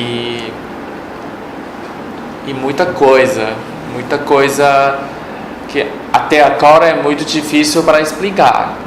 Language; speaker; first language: Portuguese; non-native, fluent; Chinese